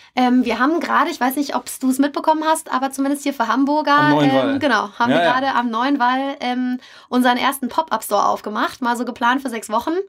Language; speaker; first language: German; native; German